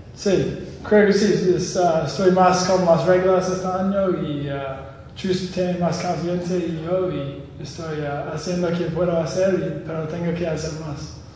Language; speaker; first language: Spanish; non-native, learner; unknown